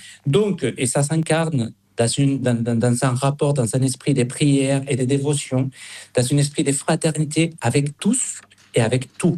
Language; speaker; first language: French; non-native, fluent; Spanish